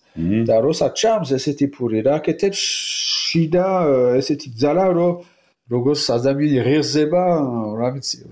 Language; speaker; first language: Georgian; non-native, learner; French